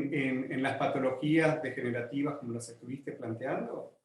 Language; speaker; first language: Spanish; native; Spanish